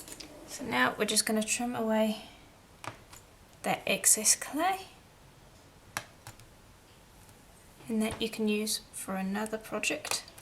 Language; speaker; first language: English; native; English